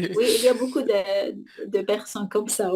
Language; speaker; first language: French; non-native, learner; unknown